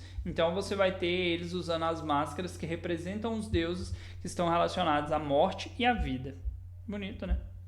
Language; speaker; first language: Portuguese; native; Portuguese